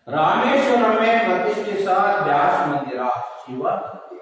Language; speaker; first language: Hindi; non-native, local second language; Kannada